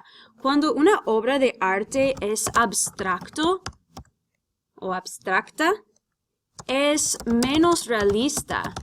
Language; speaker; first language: Spanish; non-native, fluent; English